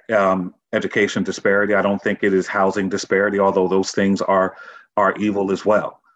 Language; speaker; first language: English; native; English